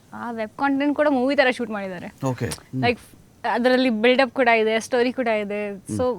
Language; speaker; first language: Kannada; non-native, fluent; Hindi